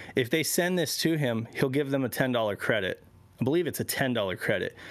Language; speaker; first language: English; native; English